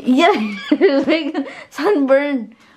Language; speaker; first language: German; non-native, learner; Indonesian